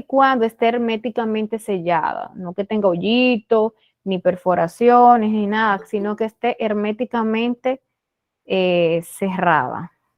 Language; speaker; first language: Spanish; native; Spanish